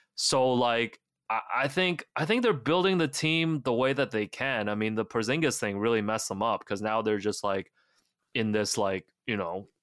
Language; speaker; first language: English; native; English